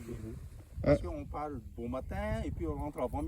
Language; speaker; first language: French; non-native, local second language; Malagasy